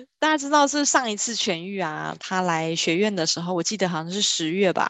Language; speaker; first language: Chinese; native; Chinese